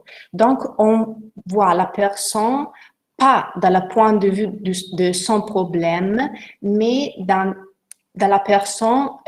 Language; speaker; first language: French; non-native, learner; Italian